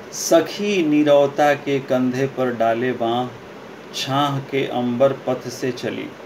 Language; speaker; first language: Hindi; native; Hindi